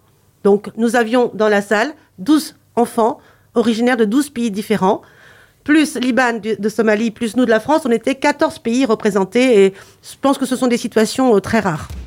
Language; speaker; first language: French; native; French